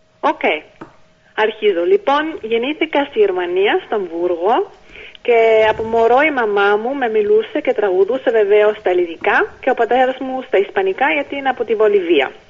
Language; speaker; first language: Greek; early bilingual, heritage; Greek